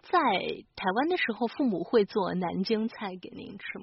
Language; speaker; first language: Chinese; native; Chinese